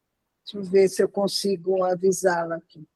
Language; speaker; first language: Portuguese; native; Portuguese